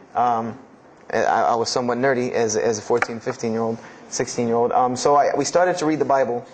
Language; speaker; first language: English; native; English